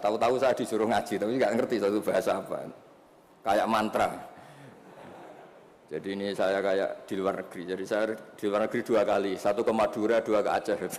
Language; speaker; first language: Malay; non-native, local second language; Javanese